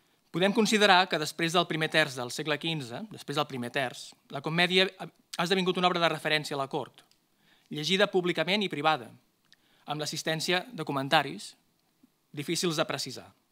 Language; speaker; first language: Catalan; native; Catalan